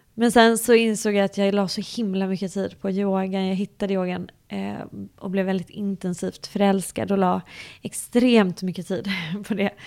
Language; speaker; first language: Swedish; early bilingual, other home language; English